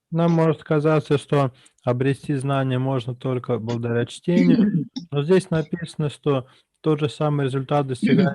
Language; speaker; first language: Russian; native; Russian